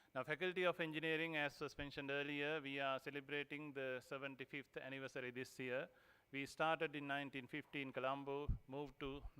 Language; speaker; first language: English; non-native, local second language; Sinhala